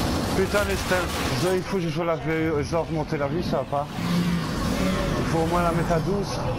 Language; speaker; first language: French; native; French